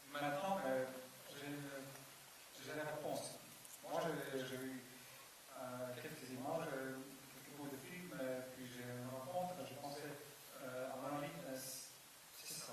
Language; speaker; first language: French; non-native, fluent; Estonian